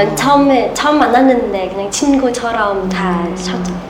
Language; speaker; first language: Korean; non-native, learner; Vietnamese